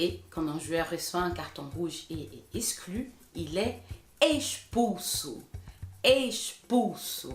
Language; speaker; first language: French; non-native, fluent; Portuguese